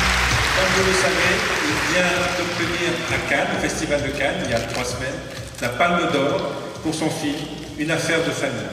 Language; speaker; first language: French; native; French